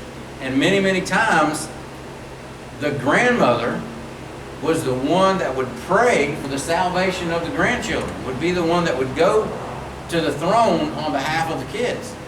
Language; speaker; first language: English; native; English